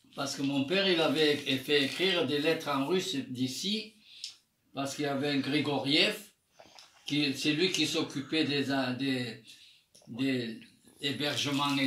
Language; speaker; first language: French; non-native, fluent; Armenian